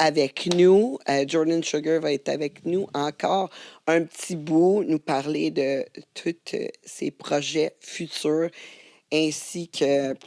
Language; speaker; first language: French; native; French